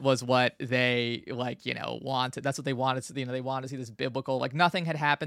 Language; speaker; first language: English; native; English